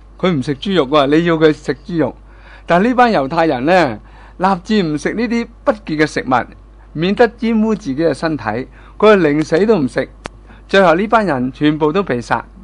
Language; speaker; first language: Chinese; non-native, local second language; Cantonese